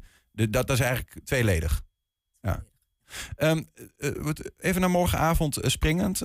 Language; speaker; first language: Dutch; native; Dutch